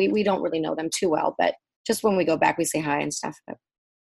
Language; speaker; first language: English; early bilingual, other home language; Vietnamese